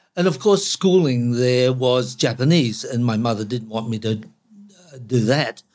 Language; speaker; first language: English; non-native, local second language; Cantonese